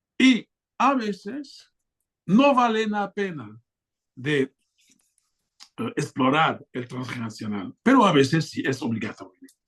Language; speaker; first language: Spanish; non-native, fluent; French